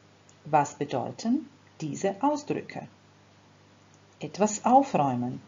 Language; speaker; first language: German; non-native, fluent; Croatian